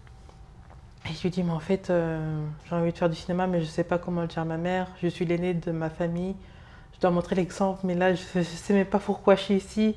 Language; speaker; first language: French; early bilingual, other home language; Lingala